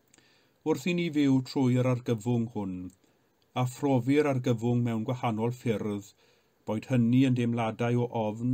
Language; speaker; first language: Welsh; native; Welsh